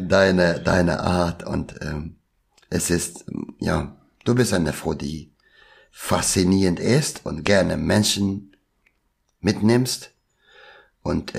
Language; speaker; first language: German; non-native, local second language; Albanian